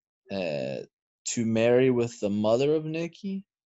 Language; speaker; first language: English; native; English